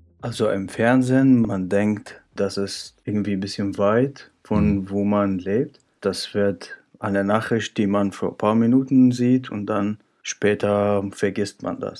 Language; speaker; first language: German; non-native, fluent; Arabic